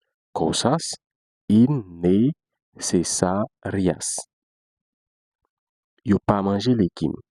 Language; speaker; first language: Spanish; non-native, fluent; Haitian Creole